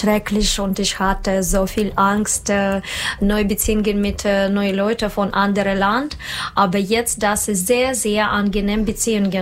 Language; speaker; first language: German; non-native, learner; Russian